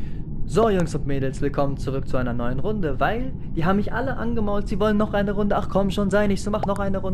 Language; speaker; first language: German; native; German